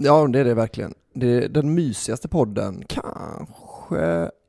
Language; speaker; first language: Swedish; native; Swedish